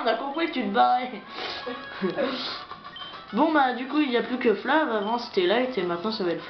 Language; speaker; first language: French; native; French